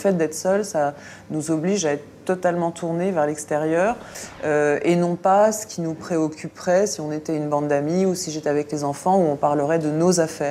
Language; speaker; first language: French; native; French